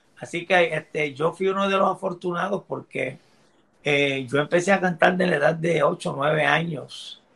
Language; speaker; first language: Spanish; early bilingual, heritage; Spanish